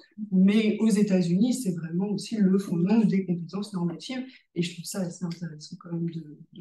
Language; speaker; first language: French; native; French